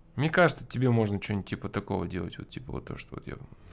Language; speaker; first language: Russian; native; Russian